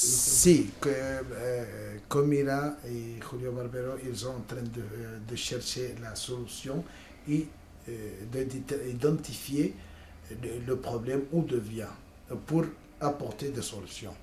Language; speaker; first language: French; non-native, learner; Spanish